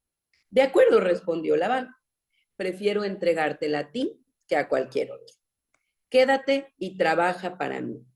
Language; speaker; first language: Spanish; native; Spanish